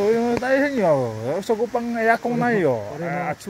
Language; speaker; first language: Japanese; non-native, learner; Indonesian